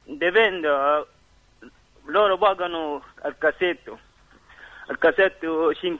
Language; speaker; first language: Italian; non-native, learner; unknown